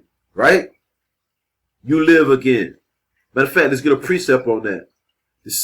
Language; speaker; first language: English; native; English